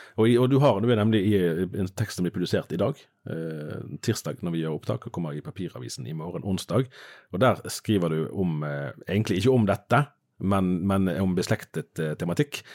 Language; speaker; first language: Norwegian; native; Norwegian